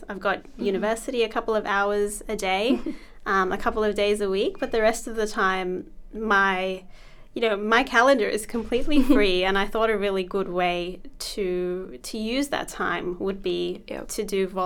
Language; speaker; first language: English; native; English